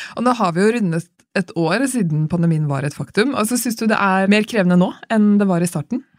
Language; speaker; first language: Norwegian; native; Norwegian